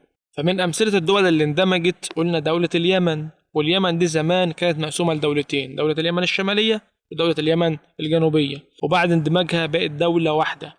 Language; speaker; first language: Arabic; native; Arabic